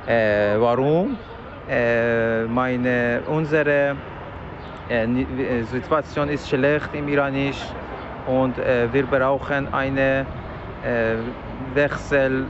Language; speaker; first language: German; non-native, learner; Persian